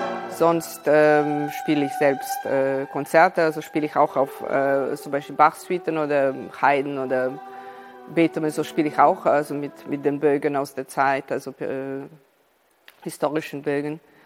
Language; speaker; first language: German; non-native, fluent; Serbian